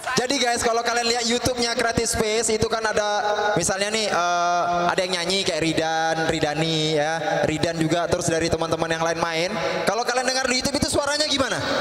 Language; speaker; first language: Indonesian; native; Indonesian